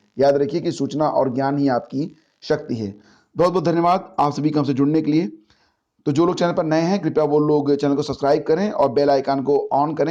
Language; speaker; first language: Hindi; native; Hindi